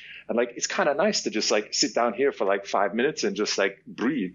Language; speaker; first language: English; native; English